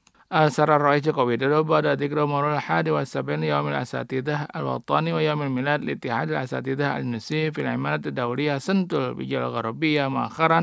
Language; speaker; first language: Arabic; non-native, fluent; Indonesian